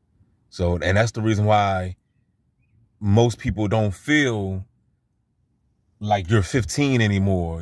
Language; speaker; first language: English; native; English